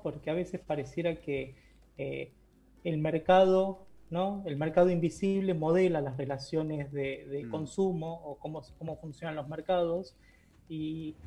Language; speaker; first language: Spanish; native; Spanish